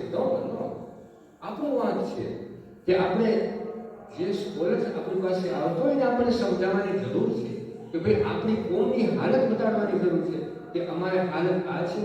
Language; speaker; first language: Gujarati; early bilingual, heritage; Gujarati